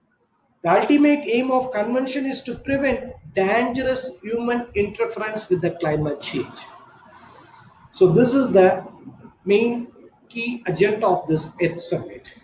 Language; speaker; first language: English; non-native, local second language; Tamil